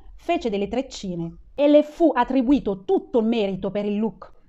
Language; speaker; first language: Italian; non-native, fluent; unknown